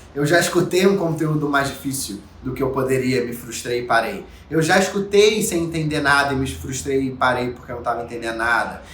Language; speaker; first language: Portuguese; native; Portuguese